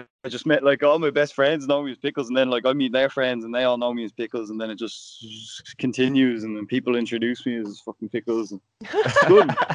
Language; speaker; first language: English; native; English